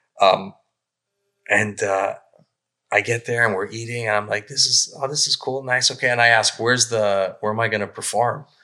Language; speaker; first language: English; native; English